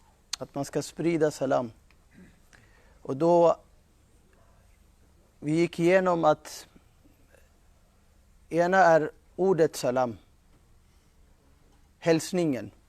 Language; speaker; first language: Swedish; non-native, fluent; Urdu